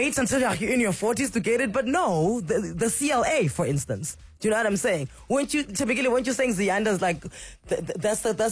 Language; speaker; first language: English; non-native, local second language; Xhosa